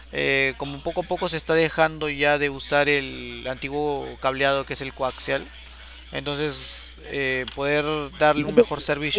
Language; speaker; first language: Spanish; native; Spanish